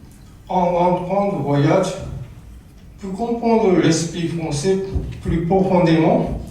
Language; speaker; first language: French; non-native, learner; Japanese